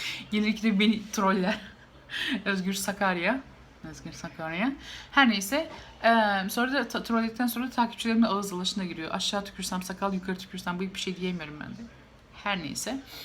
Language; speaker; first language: Turkish; native; Turkish